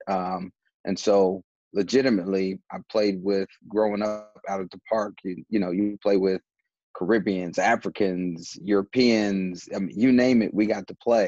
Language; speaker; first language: English; native; English